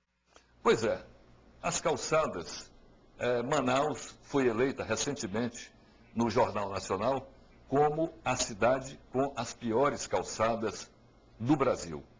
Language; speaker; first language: Portuguese; native; Portuguese